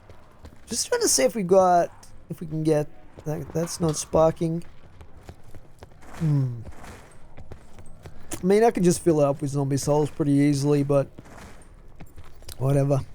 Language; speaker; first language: English; native; English